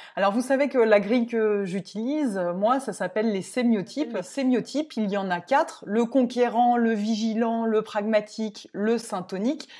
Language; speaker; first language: French; native; French